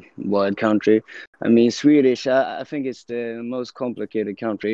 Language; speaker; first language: English; non-native, fluent; Swedish